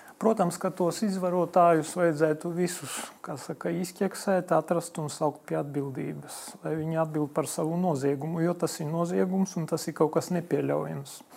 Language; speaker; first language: Latvian; non-native, local second language; Polish